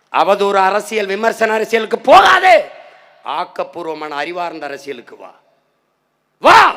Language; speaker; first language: Tamil; native; Tamil